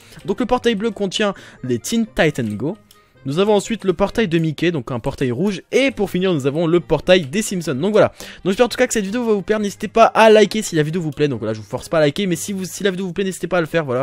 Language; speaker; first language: French; native; French